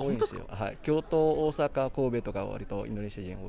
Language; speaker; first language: Japanese; non-native, fluent; Indonesian